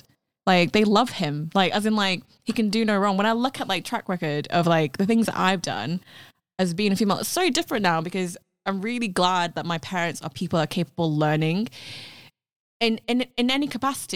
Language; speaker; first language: English; non-native, local second language; Cantonese